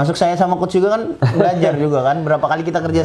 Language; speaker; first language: Indonesian; native; Indonesian